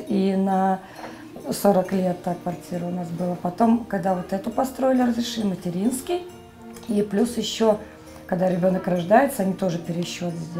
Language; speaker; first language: Russian; native; Russian